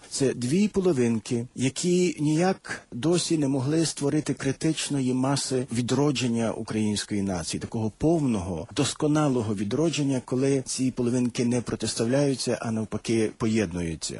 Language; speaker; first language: Ukrainian; native; Ukrainian